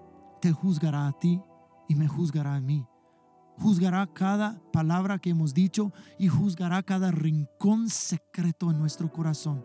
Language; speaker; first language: Spanish; non-native, fluent; English